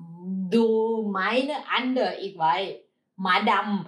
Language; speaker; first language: German; non-native, learner; Thai